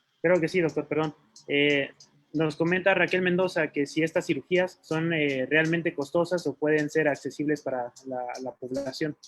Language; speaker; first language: Spanish; native; Spanish